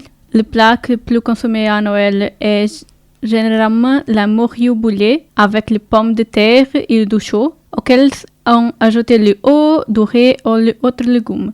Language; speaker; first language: French; non-native, learner; Portuguese